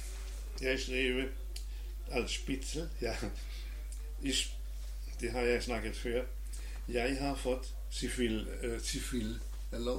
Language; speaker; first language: Danish; non-native, learner; German